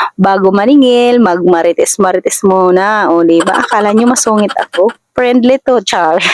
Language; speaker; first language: Filipino; non-native, local second language; Masbatenyo